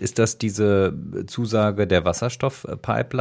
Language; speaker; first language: German; native; German